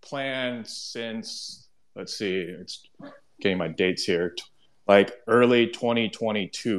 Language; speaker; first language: English; non-native, local second language; Cantonese